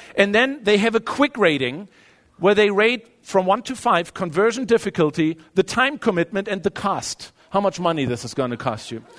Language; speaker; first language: English; non-native, fluent; German